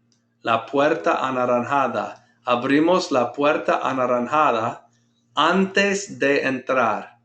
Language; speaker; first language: Spanish; non-native, fluent; English